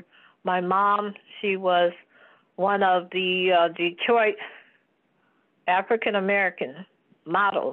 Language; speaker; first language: English; native; English